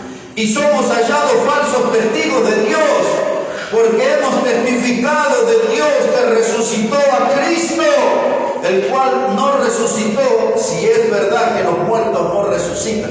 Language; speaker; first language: Spanish; native; Spanish